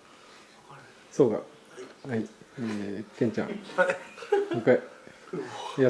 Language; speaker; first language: Japanese; native; Japanese